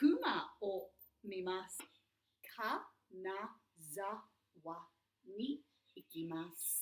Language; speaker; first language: Japanese; non-native, fluent; English